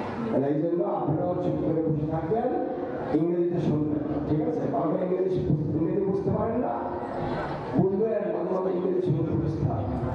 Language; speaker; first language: Bangla; native; Bangla